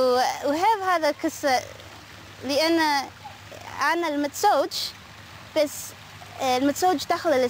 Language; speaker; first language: Arabic; non-native, learner; English